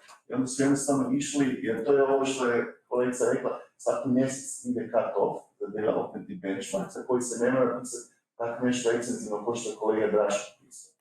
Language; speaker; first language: Croatian; native; Croatian